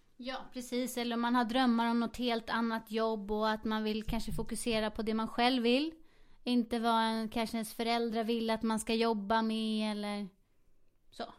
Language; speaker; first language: Swedish; native; Swedish